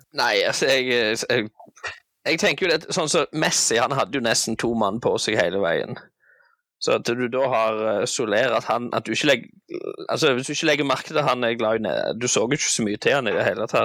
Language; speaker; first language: Norwegian; native; Norwegian